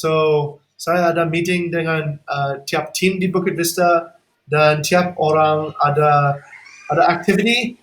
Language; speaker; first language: Indonesian; non-native, fluent; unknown